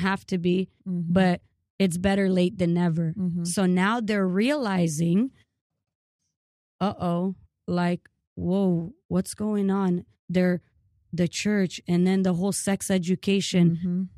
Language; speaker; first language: English; early bilingual, other home language; Ukrainian